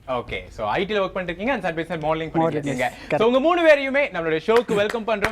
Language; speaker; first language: Tamil; native; Tamil